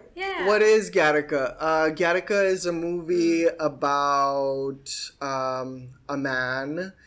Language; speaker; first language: English; native; English